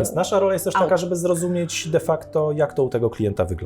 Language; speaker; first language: Polish; native; Polish